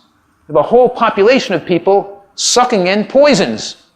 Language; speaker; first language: English; native; English